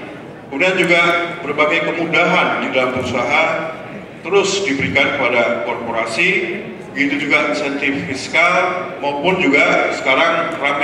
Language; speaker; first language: Indonesian; native; Indonesian